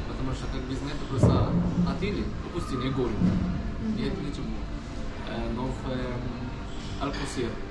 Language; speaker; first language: Russian; non-native, fluent; Arabic